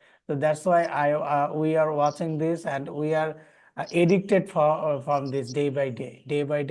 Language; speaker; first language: English; non-native, learner; Bangla